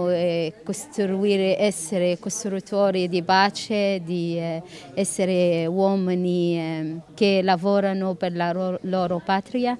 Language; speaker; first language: Italian; non-native, fluent; Arabic